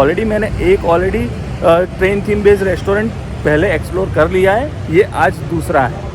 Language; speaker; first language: Hindi; native; Hindi